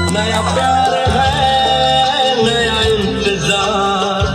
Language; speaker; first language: Hindi; native; Hindi